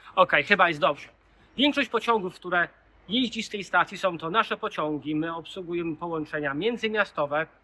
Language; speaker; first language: Polish; native; Polish